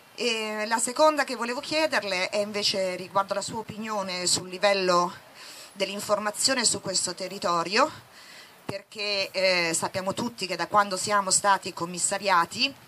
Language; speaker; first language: Italian; native; Italian